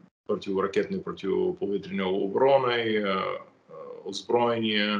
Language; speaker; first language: Ukrainian; non-native, fluent; English